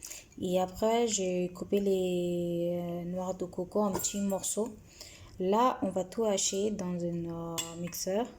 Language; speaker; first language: French; non-native, learner; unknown